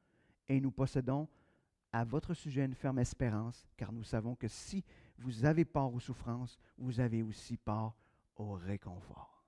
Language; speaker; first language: French; native; French